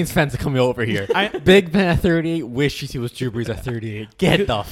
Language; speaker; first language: English; native; English